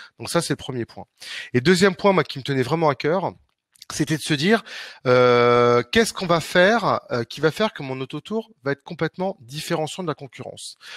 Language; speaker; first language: French; native; French